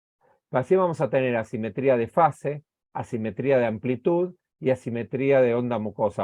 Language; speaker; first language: Spanish; native; Spanish